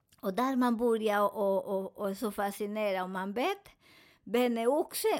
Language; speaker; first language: Swedish; non-native, learner; Spanish